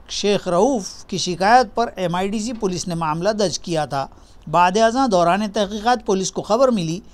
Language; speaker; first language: Urdu; native; Urdu